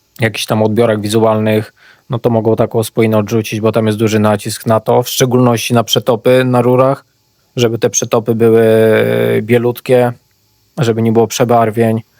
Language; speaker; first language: Polish; native; Polish